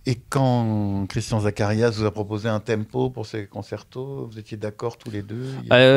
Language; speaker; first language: French; native; French